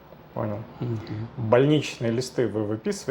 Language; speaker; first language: Russian; native; Russian